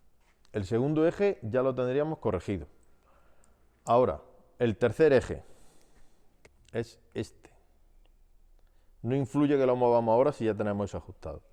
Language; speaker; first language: Spanish; native; Spanish